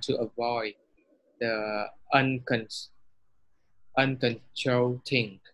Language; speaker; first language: English; non-native, learner; Vietnamese